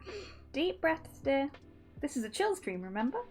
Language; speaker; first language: English; native; English